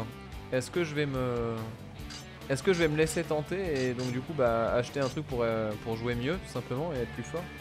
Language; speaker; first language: French; native; French